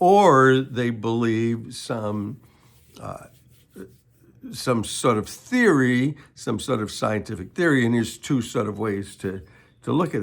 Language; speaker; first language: English; native; English